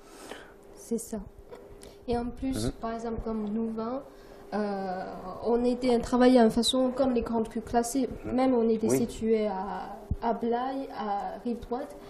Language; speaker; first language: French; non-native, learner; Chinese